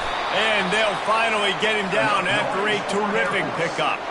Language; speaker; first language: English; native; English